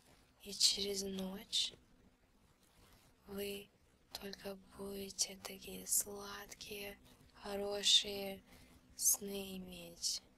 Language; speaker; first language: Russian; early bilingual, heritage; Russian